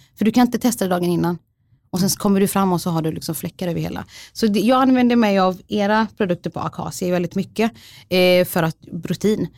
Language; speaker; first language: Swedish; early bilingual, other home language; Somali